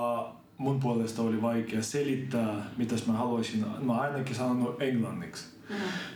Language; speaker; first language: Finnish; non-native, fluent; Ukrainian